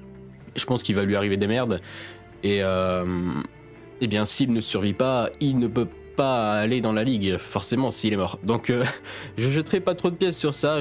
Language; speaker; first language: French; native; French